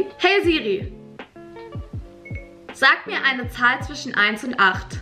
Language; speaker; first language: German; native; German